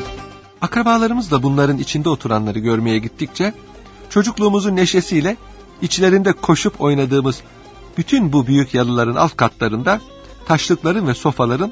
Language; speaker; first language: Turkish; native; Turkish